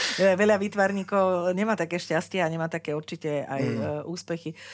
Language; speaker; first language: Slovak; native; Slovak